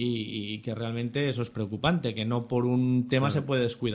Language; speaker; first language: Spanish; native; Spanish